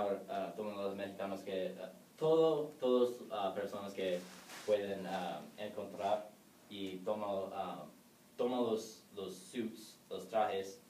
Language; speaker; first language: Spanish; non-native, learner; English